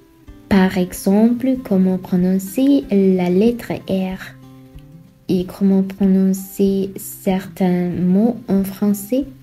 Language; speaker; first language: French; non-native, fluent; Sinhala